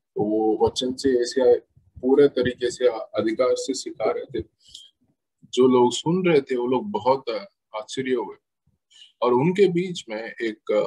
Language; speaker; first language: Hindi; non-native, local second language; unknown